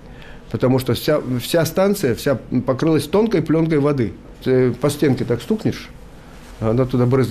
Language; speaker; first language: Russian; native; Russian